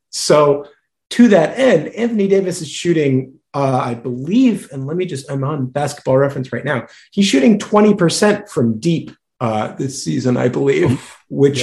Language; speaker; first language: English; native; English